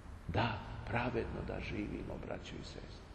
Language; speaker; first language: Serbian; native; Serbian